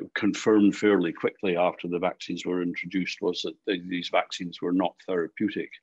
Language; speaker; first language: English; native; English